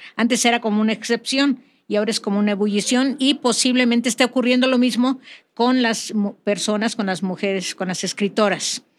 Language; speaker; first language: Spanish; native; Spanish